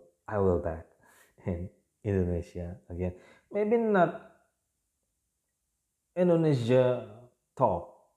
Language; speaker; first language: English; non-native, learner; Indonesian